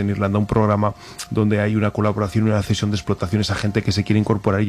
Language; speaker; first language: Spanish; native; Spanish